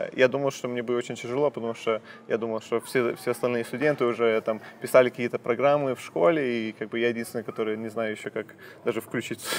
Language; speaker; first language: Russian; early bilingual, heritage; Russian